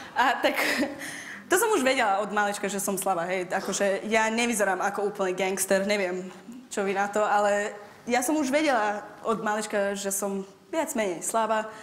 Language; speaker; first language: Slovak; non-native, fluent; Persian